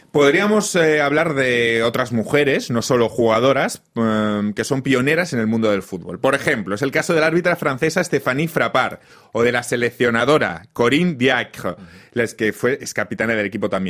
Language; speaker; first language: Spanish; native; Spanish